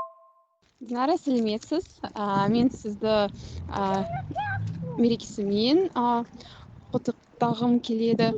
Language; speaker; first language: Kazakh; non-native, local second language; Russian